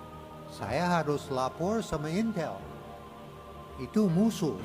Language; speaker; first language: Indonesian; non-native, learner; English